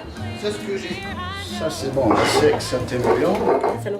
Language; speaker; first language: French; non-native, local second language; Arabic